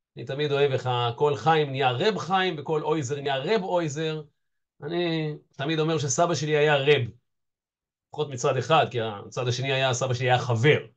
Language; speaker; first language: Hebrew; native; Hebrew